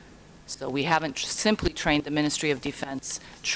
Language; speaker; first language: English; native; English